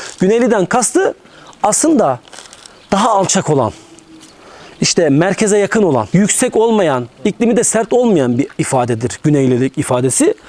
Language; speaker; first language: Turkish; native; Turkish